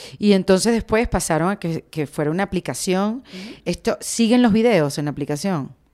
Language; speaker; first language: Spanish; native; Spanish